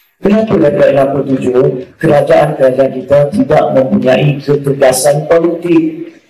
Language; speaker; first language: Malay; native; Malay